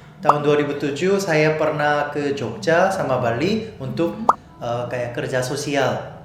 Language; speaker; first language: Indonesian; non-native, fluent; Korean